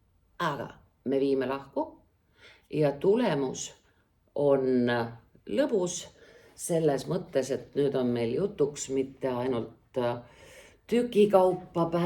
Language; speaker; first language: Estonian; native; Estonian